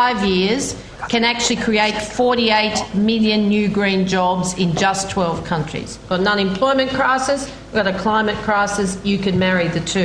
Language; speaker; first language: English; native; English